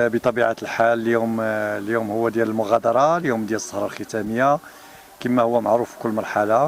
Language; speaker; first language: Arabic; native; Arabic